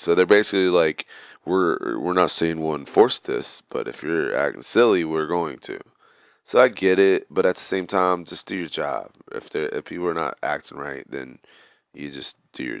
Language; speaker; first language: English; native; English